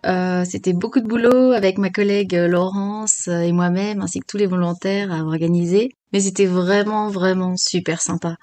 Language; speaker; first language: French; native; French